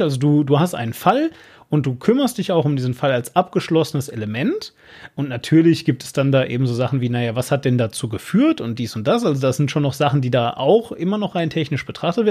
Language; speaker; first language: German; native; German